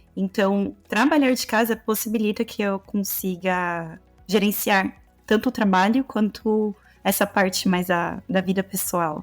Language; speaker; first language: Portuguese; native; Portuguese